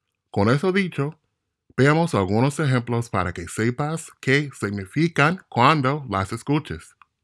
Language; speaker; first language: Spanish; non-native, fluent; English